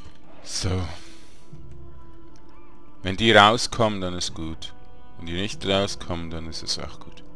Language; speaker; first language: German; native; German